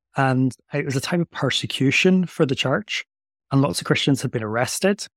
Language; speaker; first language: English; native; English